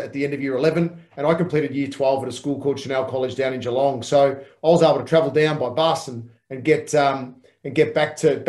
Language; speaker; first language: English; native; English